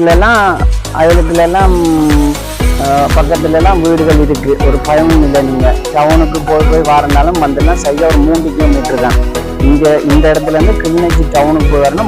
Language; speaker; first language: Tamil; native; Tamil